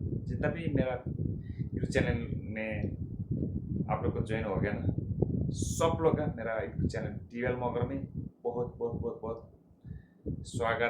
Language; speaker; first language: Hindi; non-native, learner; Nepali